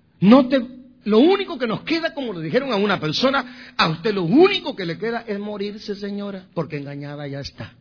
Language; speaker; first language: Spanish; native; Spanish